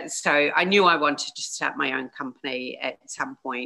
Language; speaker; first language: English; native; English